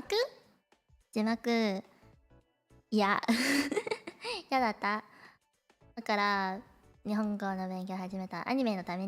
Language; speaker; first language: Japanese; non-native, learner; Cantonese